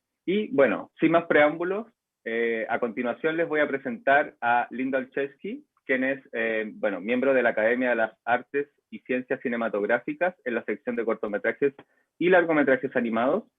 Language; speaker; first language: Spanish; native; Spanish